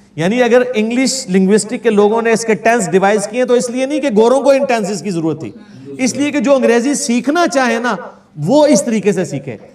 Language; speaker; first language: Urdu; non-native, local second language; Punjabi